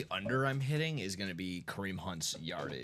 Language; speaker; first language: English; native; English